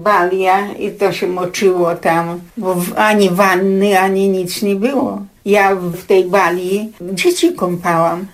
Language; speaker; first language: Polish; native; Polish